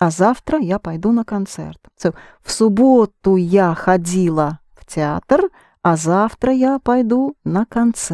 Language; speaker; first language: Russian; non-native, fluent; English